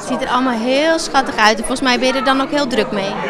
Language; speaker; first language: Dutch; native; Dutch